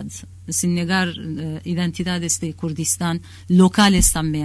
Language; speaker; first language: Spanish; non-native, learner; Kurdish